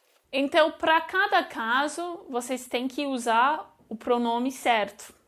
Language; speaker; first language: Portuguese; non-native, fluent; English